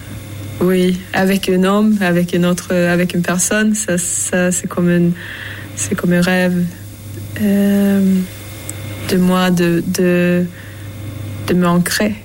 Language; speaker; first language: French; non-native, fluent; Swedish